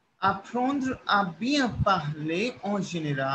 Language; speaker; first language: French; non-native, fluent; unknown